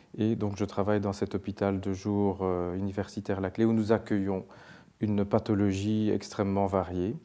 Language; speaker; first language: French; native; French